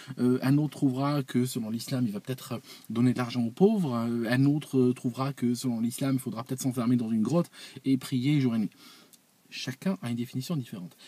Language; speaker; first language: French; non-native, local second language; Arabic